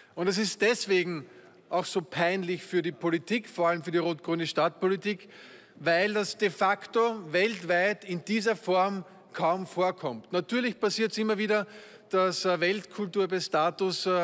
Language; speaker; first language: German; native; German